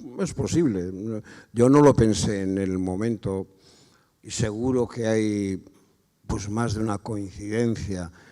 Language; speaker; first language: Spanish; non-native, local second language; Basque